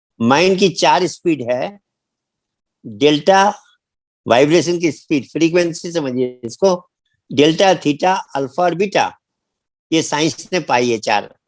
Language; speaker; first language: Hindi; native; Hindi